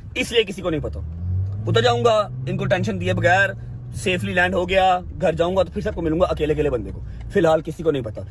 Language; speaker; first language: Urdu; non-native, local second language; Punjabi